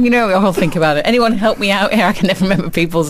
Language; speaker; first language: English; native; English